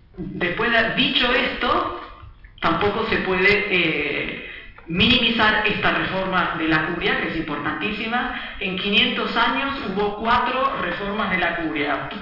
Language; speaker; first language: Spanish; early bilingual, other home language; Italian